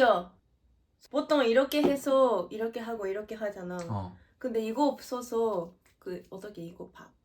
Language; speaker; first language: Korean; non-native, fluent; Japanese